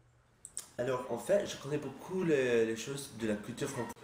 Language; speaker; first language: French; non-native, learner; English